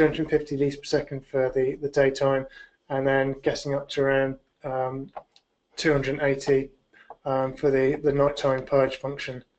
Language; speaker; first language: English; native; English